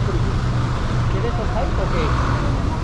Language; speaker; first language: Spanish; native; Spanish